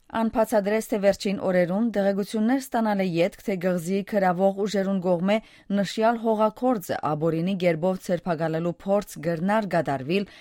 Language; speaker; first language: Armenian; early bilingual, heritage; Armenian